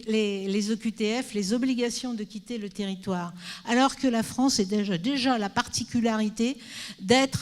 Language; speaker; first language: French; native; French